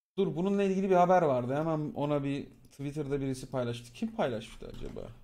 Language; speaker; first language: Turkish; native; Turkish